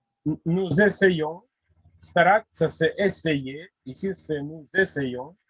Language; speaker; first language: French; non-native, fluent; Russian